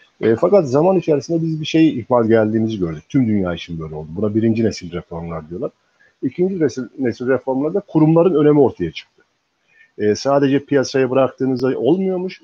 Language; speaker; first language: Turkish; native; Turkish